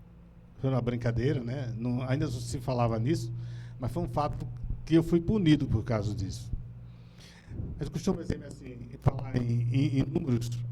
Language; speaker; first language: Portuguese; native; Portuguese